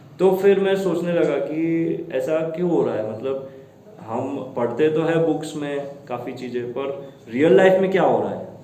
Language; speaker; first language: Hindi; non-native, local second language; Gujarati